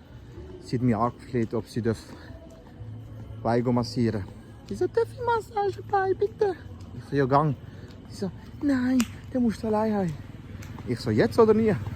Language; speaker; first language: German; early bilingual, other home language; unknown